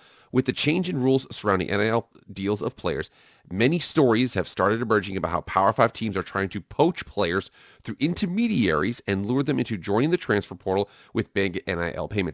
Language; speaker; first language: English; native; English